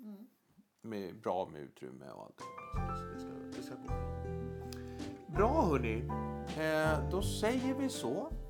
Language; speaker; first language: Swedish; native; Swedish